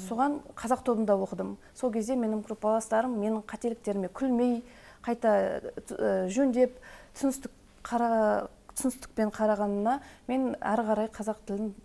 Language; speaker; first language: Kazakh; non-native, local second language; Russian